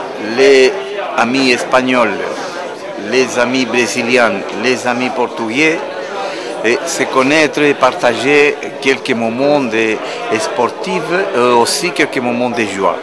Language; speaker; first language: French; non-native, fluent; Spanish